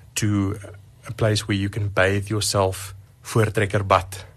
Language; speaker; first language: English; non-native, local second language; Afrikaans